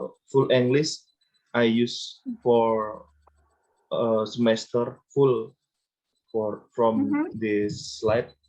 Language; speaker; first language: English; non-native, learner; Indonesian